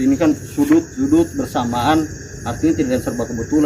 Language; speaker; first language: Indonesian; native; Indonesian